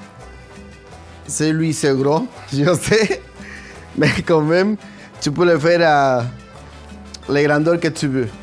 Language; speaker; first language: French; non-native, learner; Spanish